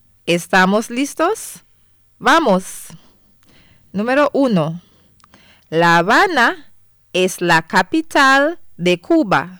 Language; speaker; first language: Spanish; non-native, fluent; English